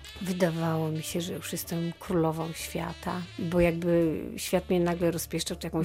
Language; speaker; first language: Polish; native; Polish